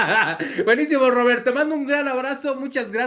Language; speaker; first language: Spanish; native; Spanish